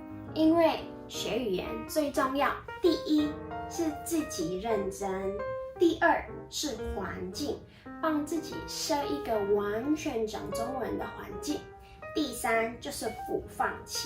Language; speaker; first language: Chinese; non-native, fluent; Mongolian